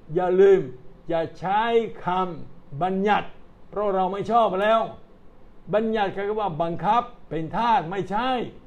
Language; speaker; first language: Thai; non-native, fluent; Italian